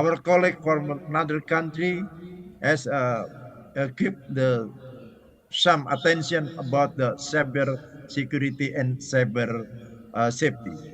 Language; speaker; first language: English; non-native, fluent; Indonesian